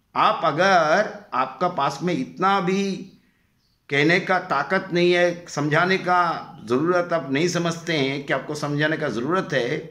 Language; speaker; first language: Hindi; non-native, local second language; Bangla